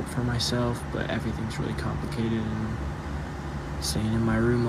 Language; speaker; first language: English; native; English